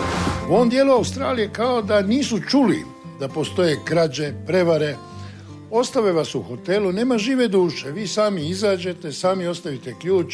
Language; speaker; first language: Croatian; native; Croatian